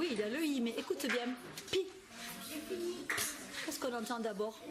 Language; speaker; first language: French; native; French